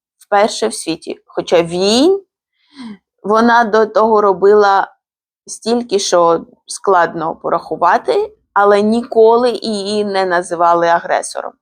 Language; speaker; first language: Ukrainian; non-native, fluent; Georgian